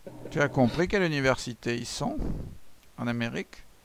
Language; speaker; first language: French; native; French